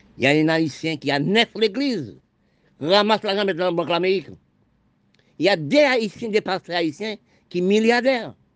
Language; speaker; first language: French; non-native, local second language; Haitian Creole